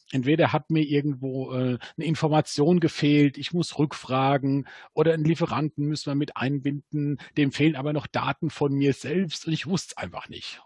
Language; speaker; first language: German; native; German